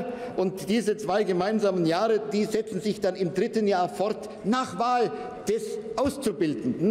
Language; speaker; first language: German; native; German